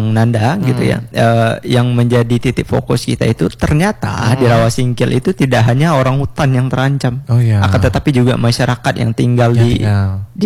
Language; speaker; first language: Indonesian; non-native, local second language; Minangkabau